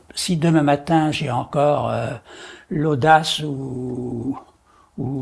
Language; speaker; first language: French; native; French